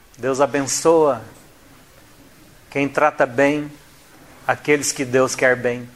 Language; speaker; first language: Portuguese; native; Portuguese